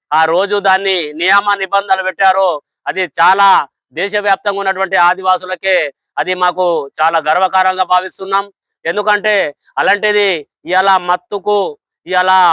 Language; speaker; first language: Telugu; non-native, local second language; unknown